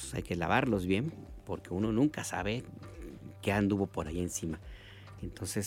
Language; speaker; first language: Spanish; native; Spanish